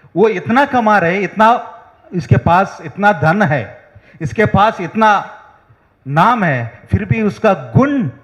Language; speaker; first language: Hindi; non-native, local second language; Telugu